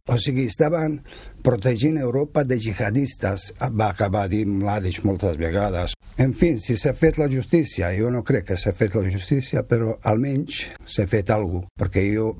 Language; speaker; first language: Catalan; non-native, fluent; Bosnian